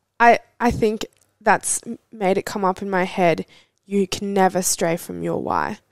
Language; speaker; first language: English; native; English